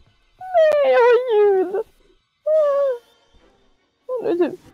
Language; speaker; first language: Swedish; native; Swedish